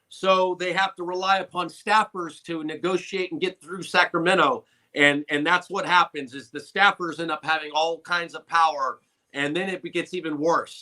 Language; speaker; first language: English; native; English